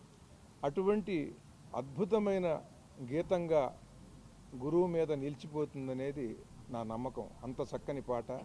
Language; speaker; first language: Telugu; native; Telugu